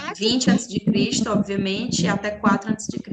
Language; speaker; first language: Portuguese; native; Portuguese